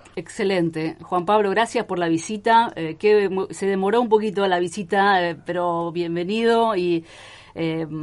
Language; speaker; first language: Spanish; native; Spanish